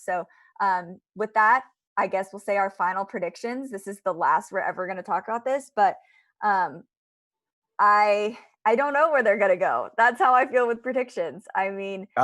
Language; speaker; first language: English; native; English